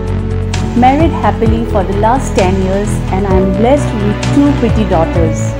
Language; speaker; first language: English; non-native, local second language; Assamese